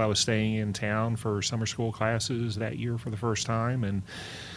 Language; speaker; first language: English; native; English